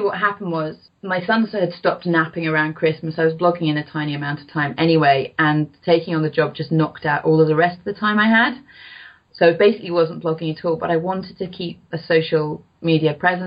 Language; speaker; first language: English; native; English